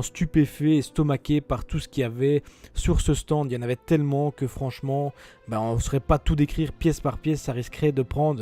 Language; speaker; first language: French; native; French